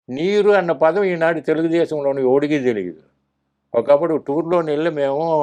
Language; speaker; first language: Telugu; early bilingual, heritage; Telugu